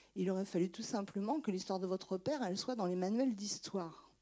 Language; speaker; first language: French; native; French